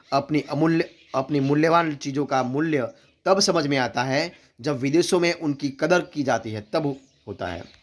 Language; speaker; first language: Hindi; non-native, local second language; Gujarati